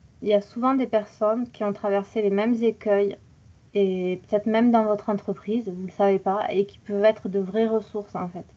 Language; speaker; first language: French; native; French